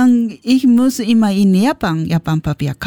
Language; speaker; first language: German; non-native, learner; Japanese